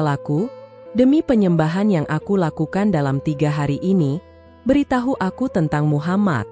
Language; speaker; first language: Indonesian; native; Indonesian